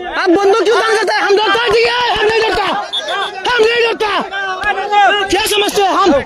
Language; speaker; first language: Hindi; non-native, local second language; Bangla